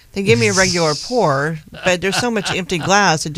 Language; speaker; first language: English; native; English